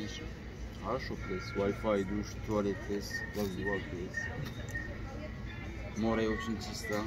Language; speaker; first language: Russian; non-native, learner; Turkish